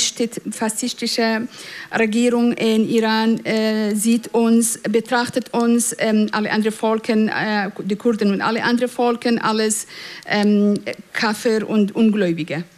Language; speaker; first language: German; non-native, fluent; Central Kurdish